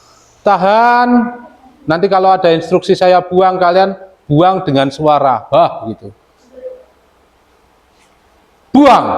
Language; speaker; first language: Indonesian; native; Indonesian